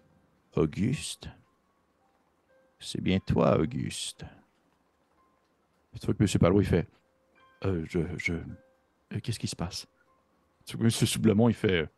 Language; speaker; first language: French; native; French